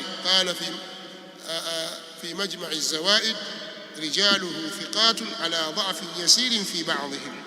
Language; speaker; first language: Arabic; non-native, fluent; Swahili